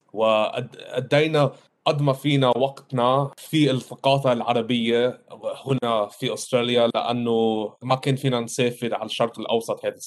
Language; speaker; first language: Arabic; early bilingual, heritage; Arabic